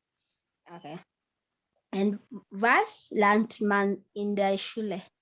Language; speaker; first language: German; non-native, learner; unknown